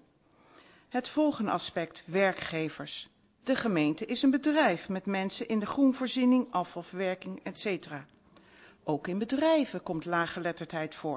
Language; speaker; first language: Dutch; native; Dutch